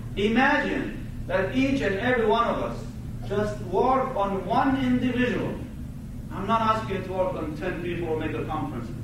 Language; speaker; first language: English; non-native, fluent; Arabic